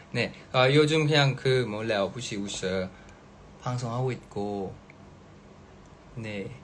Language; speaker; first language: Korean; non-native, fluent; Thai